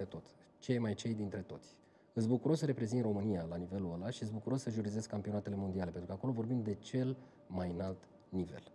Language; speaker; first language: Romanian; native; Romanian